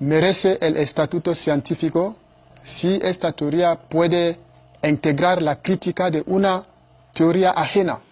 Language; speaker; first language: Spanish; non-native, fluent; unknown